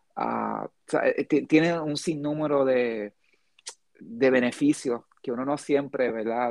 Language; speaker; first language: Spanish; early bilingual, heritage; Spanish